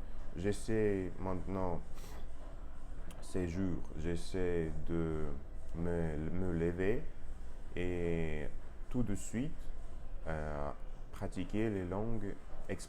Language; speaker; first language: French; non-native, learner; Russian